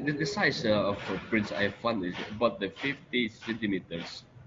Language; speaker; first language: English; non-native, learner; Indonesian